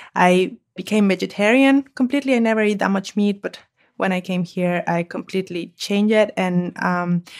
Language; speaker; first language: English; non-native, fluent; Spanish